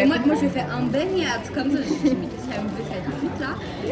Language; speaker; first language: French; native; French